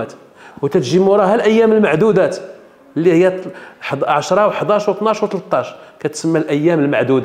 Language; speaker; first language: Arabic; native; Arabic